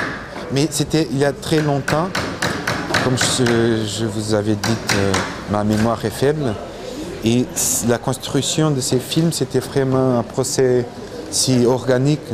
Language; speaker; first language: French; non-native, fluent; Portuguese